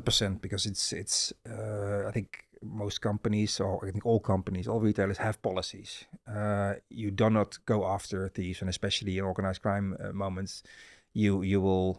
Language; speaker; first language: English; non-native, fluent; Dutch